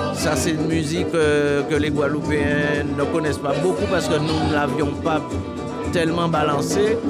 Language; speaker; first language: French; native; French